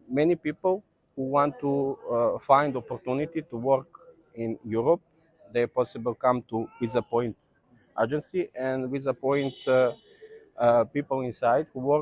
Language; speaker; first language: English; non-native, learner; Serbian